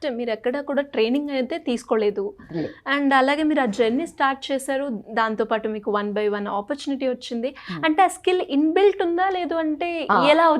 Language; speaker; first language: Telugu; native; Telugu